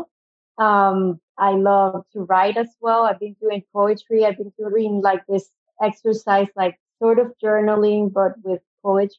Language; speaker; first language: English; non-native, fluent; Spanish